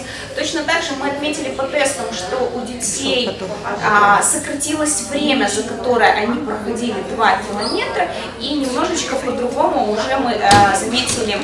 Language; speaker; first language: Russian; native; Russian